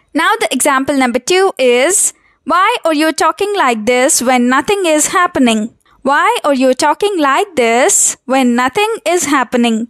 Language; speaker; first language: English; non-native, local second language; Telugu